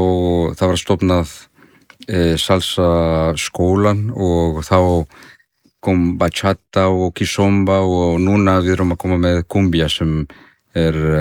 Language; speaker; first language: Icelandic; non-native, fluent; Spanish